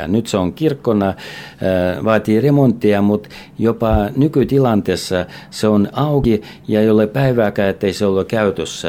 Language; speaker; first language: Finnish; non-native, fluent; Russian